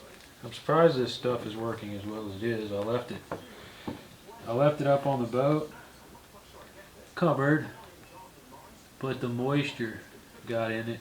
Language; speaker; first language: English; native; English